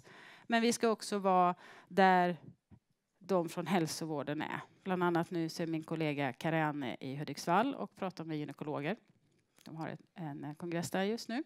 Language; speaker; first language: Swedish; native; Swedish